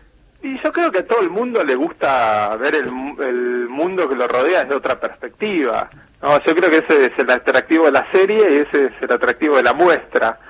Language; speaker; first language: Spanish; native; Spanish